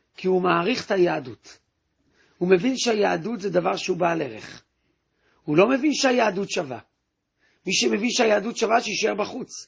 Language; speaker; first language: Hebrew; native; Hebrew